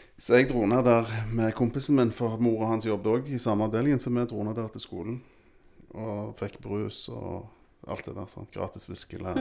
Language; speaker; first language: Norwegian; native; Norwegian